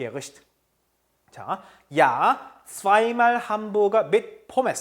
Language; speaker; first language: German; non-native, fluent; Korean